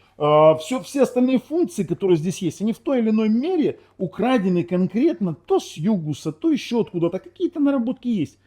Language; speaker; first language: Russian; non-native, local second language; Ukrainian